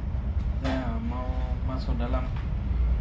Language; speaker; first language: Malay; non-native, learner; Bangla